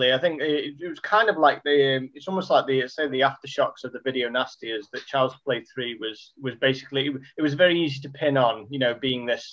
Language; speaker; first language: English; native; English